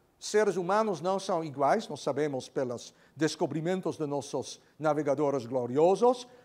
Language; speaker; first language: Portuguese; non-native, fluent; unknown